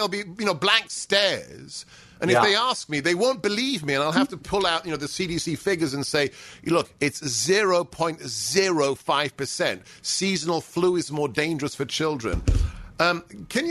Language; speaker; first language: English; native; English